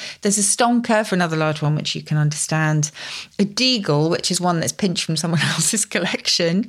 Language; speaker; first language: English; native; English